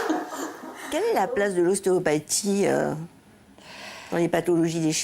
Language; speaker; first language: French; native; French